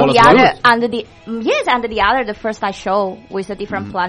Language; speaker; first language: English; non-native, learner; Chinese